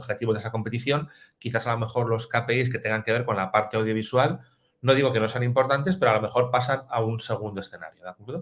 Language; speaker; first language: Spanish; native; Spanish